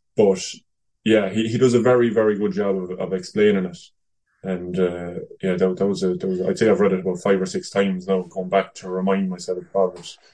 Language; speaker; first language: English; native; English